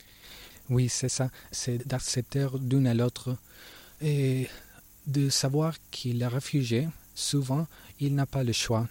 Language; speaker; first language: French; non-native, learner; Spanish